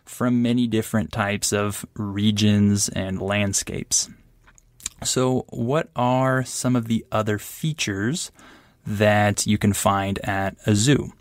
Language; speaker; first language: English; native; English